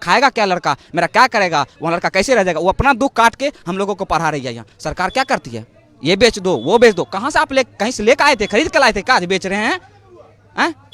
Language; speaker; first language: Hindi; native; Hindi